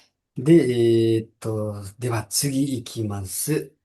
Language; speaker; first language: Japanese; non-native, fluent; Nepali